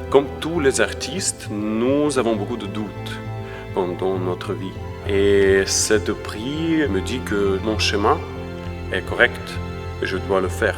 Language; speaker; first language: French; non-native, fluent; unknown